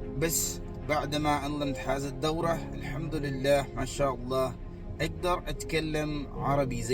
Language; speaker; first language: Arabic; non-native, learner; Malayalam